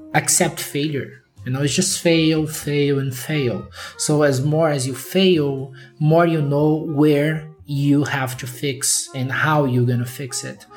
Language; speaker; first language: English; non-native, fluent; Portuguese